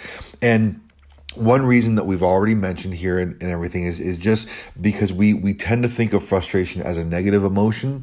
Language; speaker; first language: English; native; English